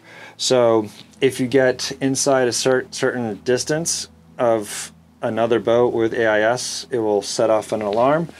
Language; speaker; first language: English; native; English